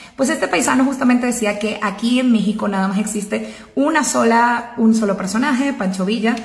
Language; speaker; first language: Spanish; native; Spanish